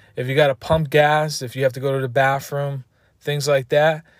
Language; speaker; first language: English; native; English